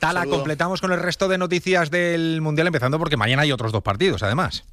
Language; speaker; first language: Spanish; native; Spanish